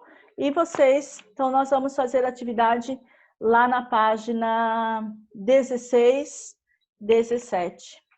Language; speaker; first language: Portuguese; native; Portuguese